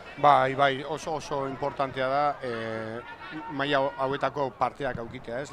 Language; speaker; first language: Basque; native; Basque